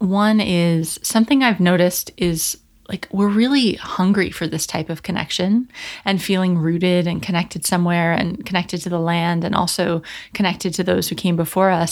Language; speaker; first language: English; native; English